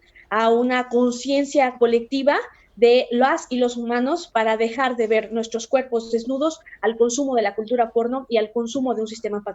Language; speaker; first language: Spanish; native; Spanish